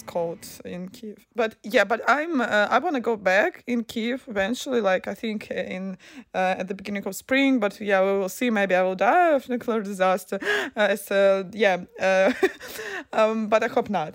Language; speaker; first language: English; non-native, fluent; Ukrainian